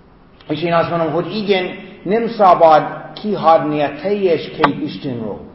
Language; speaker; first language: Hungarian; non-native, fluent; English